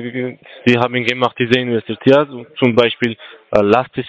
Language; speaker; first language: German; non-native, learner; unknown